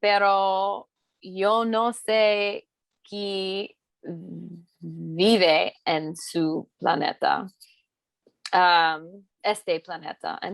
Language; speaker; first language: Spanish; non-native, learner; English